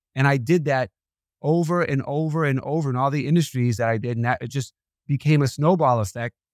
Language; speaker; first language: English; native; English